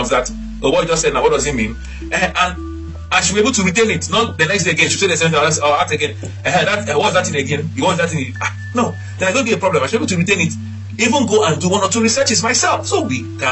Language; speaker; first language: English; non-native, local second language; Igbo